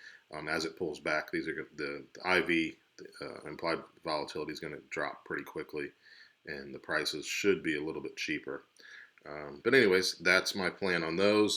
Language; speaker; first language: English; native; English